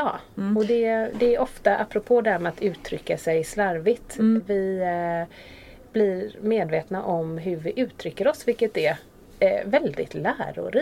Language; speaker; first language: Swedish; native; Swedish